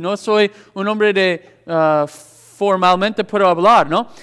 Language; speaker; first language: Spanish; non-native, fluent; English